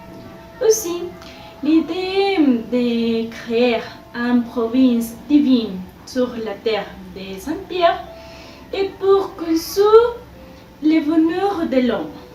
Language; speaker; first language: French; non-native, learner; Spanish